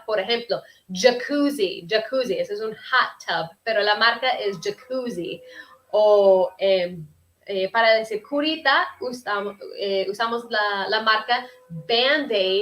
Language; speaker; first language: Spanish; non-native, fluent; English